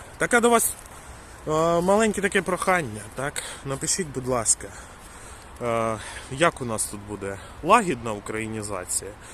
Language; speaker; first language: Ukrainian; non-native, local second language; Russian